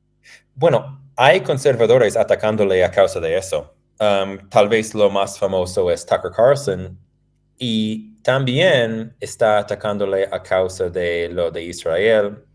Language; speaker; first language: Spanish; non-native, fluent; English